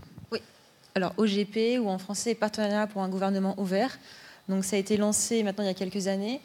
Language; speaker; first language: French; native; French